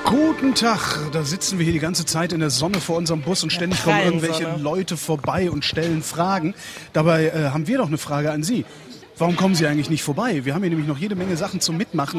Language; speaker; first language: German; native; German